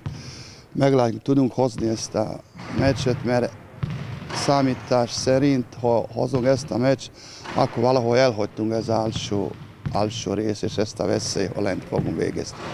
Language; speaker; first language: Hungarian; non-native, learner; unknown